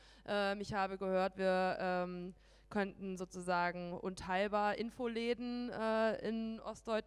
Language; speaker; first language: German; native; German